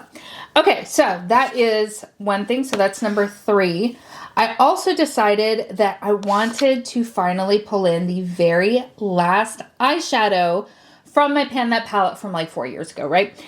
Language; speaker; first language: English; native; English